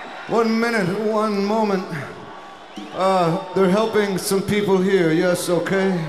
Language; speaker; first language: English; native; English